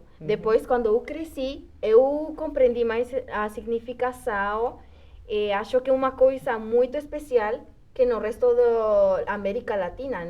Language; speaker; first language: Portuguese; non-native, fluent; Spanish